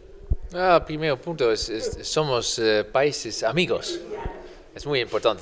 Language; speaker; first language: Spanish; non-native, learner; Dutch